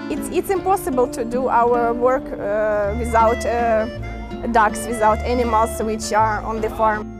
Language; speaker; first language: English; non-native, learner; Ukrainian